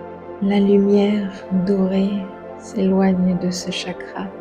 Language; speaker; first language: French; native; French